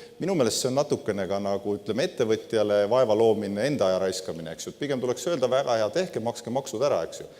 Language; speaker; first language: Estonian; native; Estonian